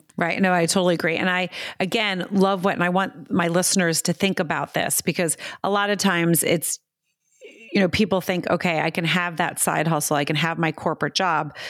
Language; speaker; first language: English; native; English